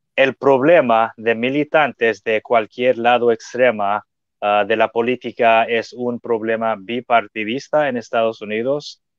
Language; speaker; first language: Spanish; non-native, fluent; English